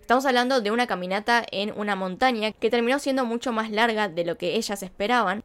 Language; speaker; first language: Spanish; native; Spanish